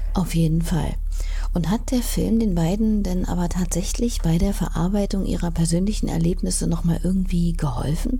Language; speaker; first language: German; native; German